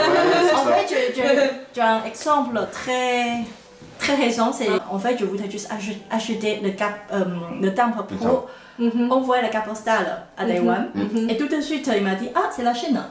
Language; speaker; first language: French; non-native, fluent; Chinese